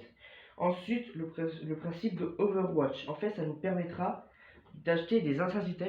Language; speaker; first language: French; native; French